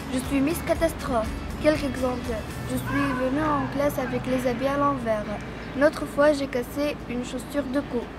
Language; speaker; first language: French; non-native, local second language; Arabic